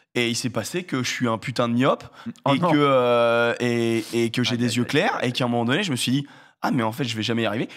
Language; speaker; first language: French; native; French